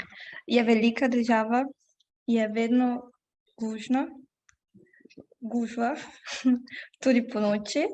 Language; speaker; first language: Slovenian; non-native, learner; Portuguese